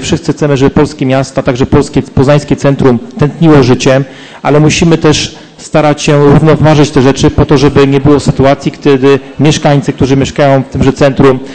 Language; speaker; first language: Polish; native; Polish